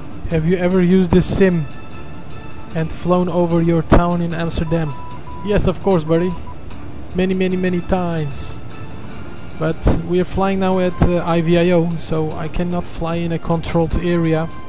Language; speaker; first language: English; non-native, fluent; Turkish